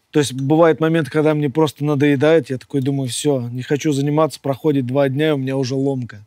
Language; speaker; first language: Russian; native; Russian